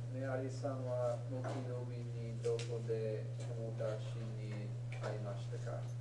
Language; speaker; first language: Japanese; non-native, learner; English